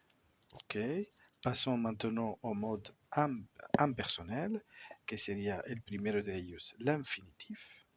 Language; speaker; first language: French; non-native, fluent; Spanish